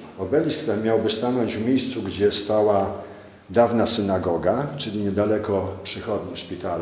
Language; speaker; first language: Polish; native; Polish